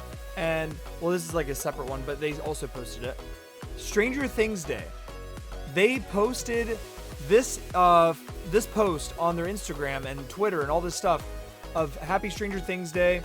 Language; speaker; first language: English; native; English